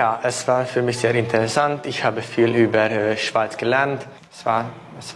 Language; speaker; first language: German; non-native, local second language; Hungarian